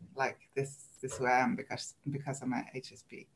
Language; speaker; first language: English; non-native, fluent; Swedish